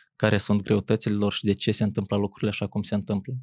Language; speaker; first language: Romanian; native; Romanian